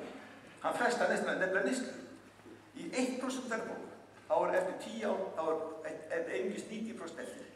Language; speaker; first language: Icelandic; native; Icelandic